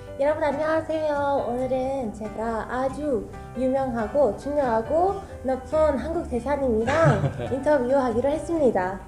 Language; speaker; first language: Korean; non-native, fluent; Persian